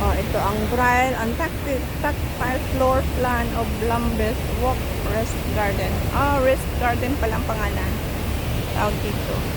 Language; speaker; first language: Filipino; native; Filipino